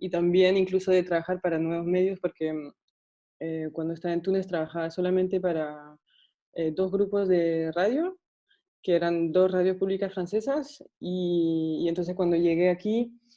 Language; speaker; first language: Spanish; non-native, fluent; French